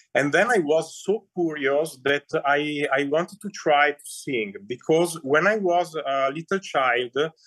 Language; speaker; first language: English; non-native, fluent; Italian